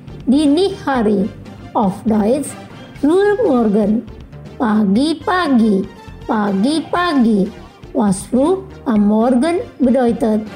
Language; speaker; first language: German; non-native, fluent; Indonesian